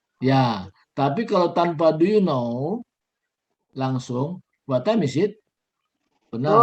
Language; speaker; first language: English; non-native, learner; Indonesian